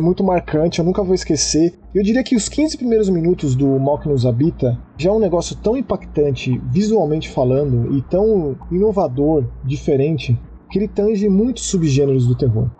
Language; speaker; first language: Portuguese; native; Portuguese